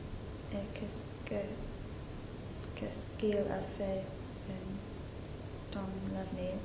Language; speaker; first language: French; non-native, learner; English